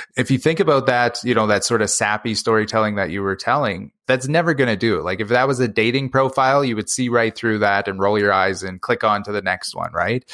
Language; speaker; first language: English; native; English